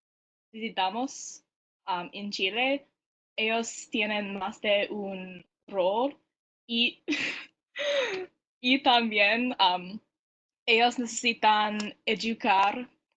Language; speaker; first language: Spanish; non-native, learner; English